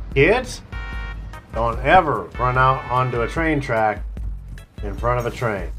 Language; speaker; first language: English; native; English